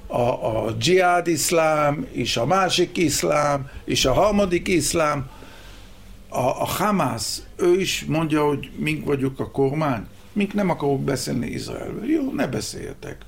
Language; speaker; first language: Hungarian; early bilingual, heritage; Hebrew